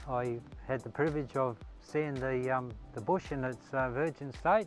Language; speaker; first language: English; native; English